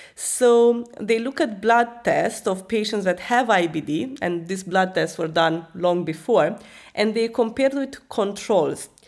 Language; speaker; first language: English; non-native, fluent; Romanian